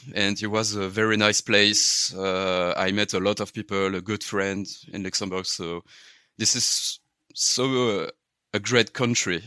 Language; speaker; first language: English; non-native, learner; French